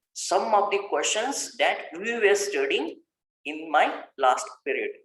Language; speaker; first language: English; non-native, local second language; Kannada